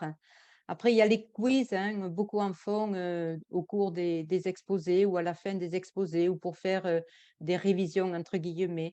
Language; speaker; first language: French; native; French